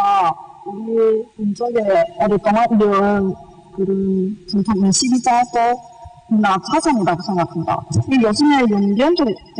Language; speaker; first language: Korean; early bilingual, heritage; Korean